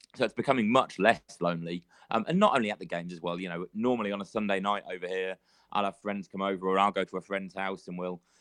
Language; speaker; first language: English; native; English